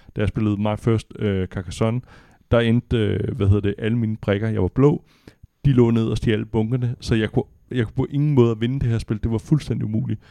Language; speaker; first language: Danish; native; Danish